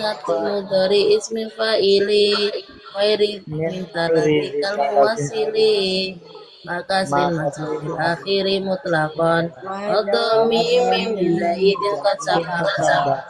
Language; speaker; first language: Arabic; non-native, learner; Indonesian